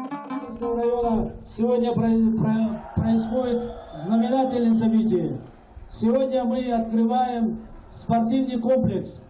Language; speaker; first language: Russian; non-native, local second language; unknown